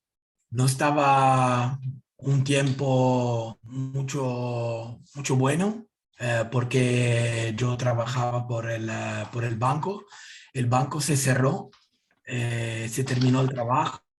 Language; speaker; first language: Spanish; non-native, learner; Italian